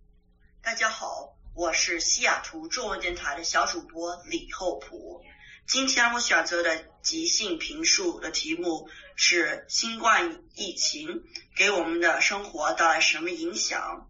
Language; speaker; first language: Chinese; early bilingual, heritage; Chinese